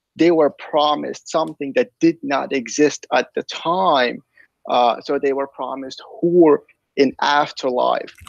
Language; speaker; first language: English; non-native, fluent; Persian